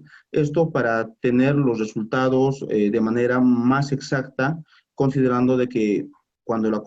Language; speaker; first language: Spanish; native; Spanish